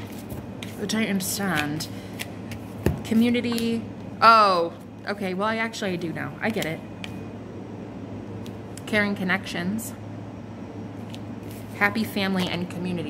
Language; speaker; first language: English; native; English